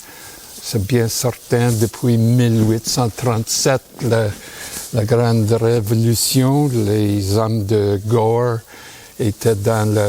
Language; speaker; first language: French; non-native, local second language; English